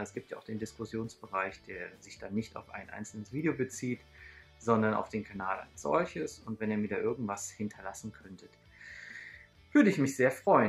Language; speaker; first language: German; native; German